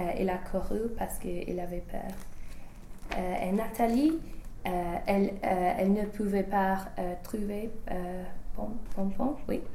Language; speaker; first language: French; non-native, learner; English